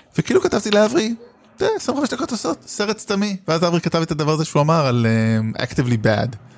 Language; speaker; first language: Hebrew; native; Hebrew